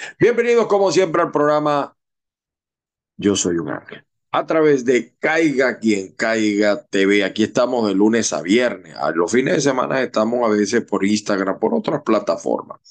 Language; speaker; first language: Spanish; native; Spanish